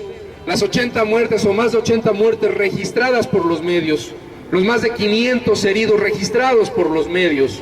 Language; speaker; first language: Spanish; native; Spanish